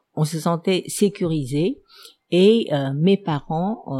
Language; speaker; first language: French; non-native, fluent; Vietnamese